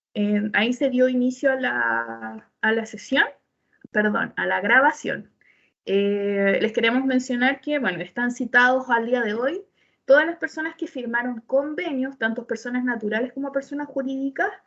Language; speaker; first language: Spanish; native; Spanish